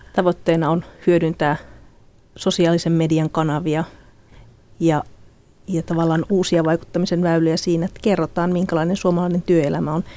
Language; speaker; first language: Finnish; native; Finnish